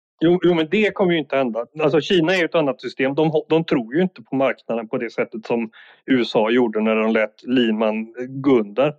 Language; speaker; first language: Swedish; native; Swedish